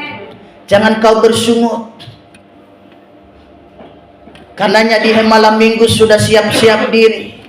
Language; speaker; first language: Indonesian; native; Indonesian